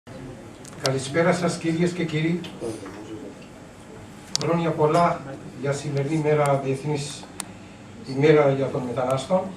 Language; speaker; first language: Greek; non-native, learner; Urdu